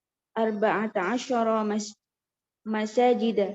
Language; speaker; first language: Arabic; non-native, learner; Indonesian